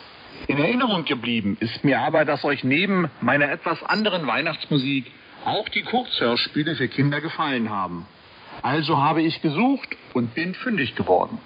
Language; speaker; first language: German; native; German